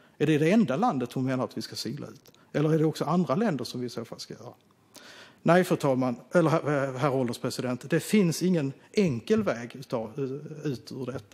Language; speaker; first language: Swedish; native; Swedish